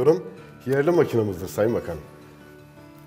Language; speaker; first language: Turkish; native; Turkish